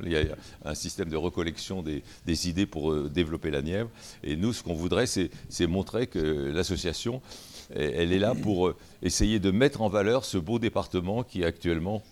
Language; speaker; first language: French; native; French